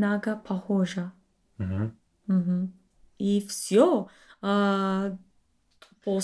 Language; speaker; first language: Russian; non-native, learner; English